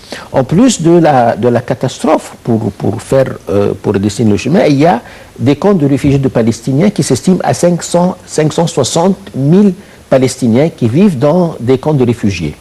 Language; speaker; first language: French; non-native, fluent; Arabic